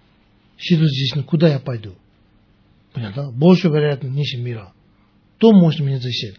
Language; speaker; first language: Russian; non-native, learner; Tibetan